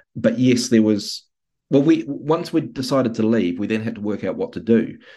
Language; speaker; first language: English; native; English